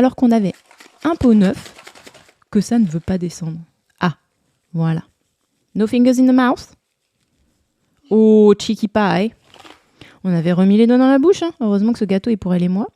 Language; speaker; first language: French; native; French